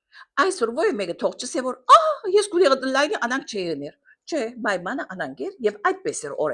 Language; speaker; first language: Armenian; early bilingual, heritage; Armenian